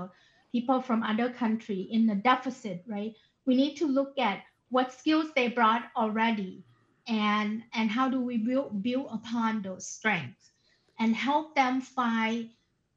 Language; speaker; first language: English; non-native, fluent; Thai